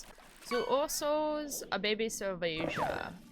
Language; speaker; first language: Portuguese; non-native, learner; English